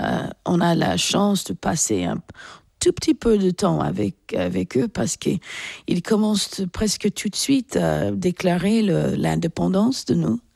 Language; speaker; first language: French; non-native, fluent; English